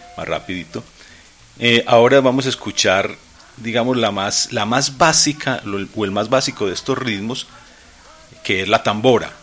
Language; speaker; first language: Spanish; native; Spanish